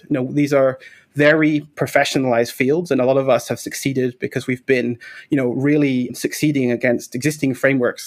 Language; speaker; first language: English; native; English